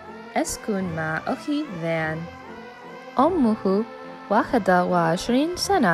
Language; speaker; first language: Arabic; non-native, learner; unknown